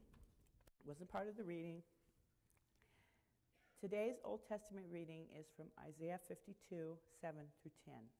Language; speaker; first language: English; native; English